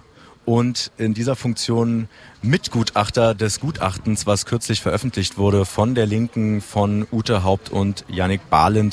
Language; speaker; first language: German; native; German